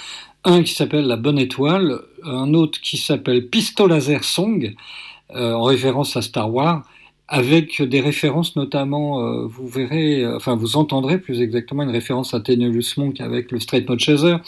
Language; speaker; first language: French; native; French